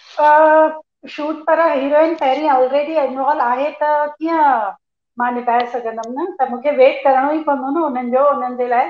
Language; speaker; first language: Sindhi; early bilingual, heritage; Sindhi